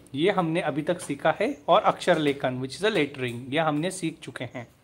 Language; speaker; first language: Hindi; non-native, local second language; Marathi